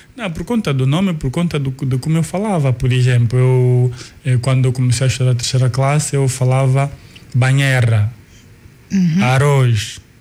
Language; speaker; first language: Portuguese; non-native, local second language; Kongo